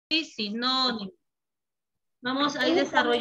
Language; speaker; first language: Spanish; native; Spanish